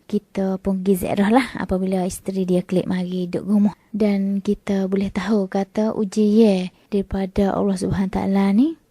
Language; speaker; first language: Malay; native; Malay